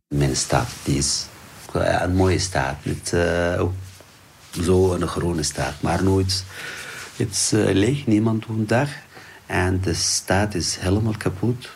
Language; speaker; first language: Dutch; non-native, learner; Arabic